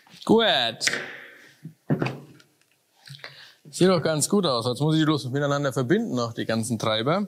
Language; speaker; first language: German; native; German